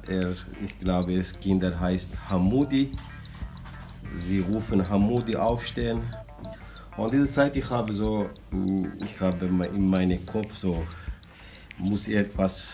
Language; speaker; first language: German; non-native, learner; Kurdish